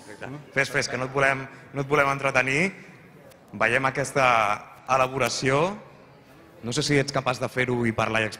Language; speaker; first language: Catalan; native; Catalan